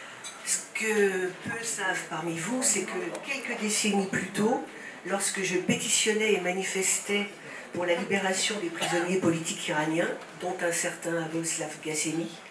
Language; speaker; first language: French; native; French